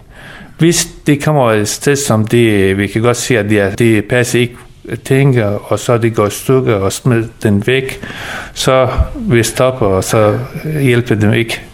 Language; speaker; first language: Danish; early bilingual, other home language; Persian